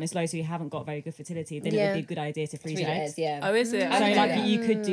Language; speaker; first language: English; native; English